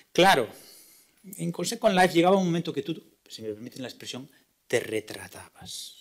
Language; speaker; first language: Spanish; native; Spanish